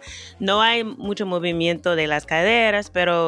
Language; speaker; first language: Spanish; non-native, fluent; English